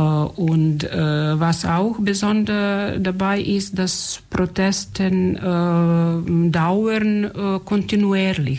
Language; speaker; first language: German; non-native, fluent; Serbian